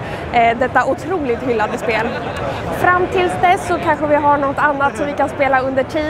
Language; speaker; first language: Swedish; native; Swedish